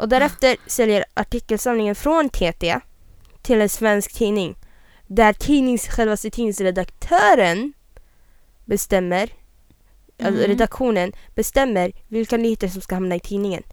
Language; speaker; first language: Swedish; native; Swedish